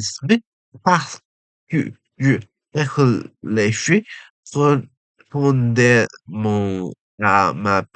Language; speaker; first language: French; non-native, learner; Japanese